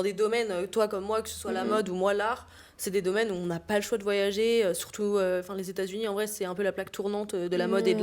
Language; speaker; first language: French; native; French